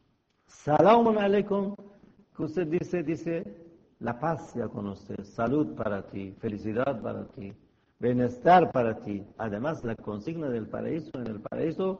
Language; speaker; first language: Spanish; non-native, fluent; Persian